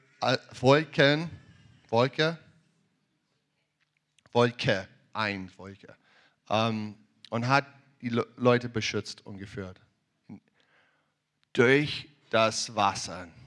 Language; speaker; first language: German; non-native, learner; English